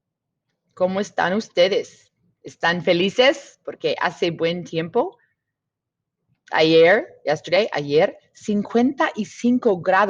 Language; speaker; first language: Spanish; non-native, fluent; English